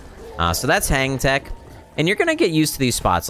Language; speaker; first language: English; native; English